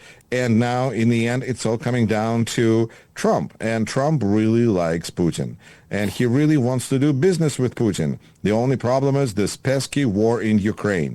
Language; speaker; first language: English; non-native, fluent; Russian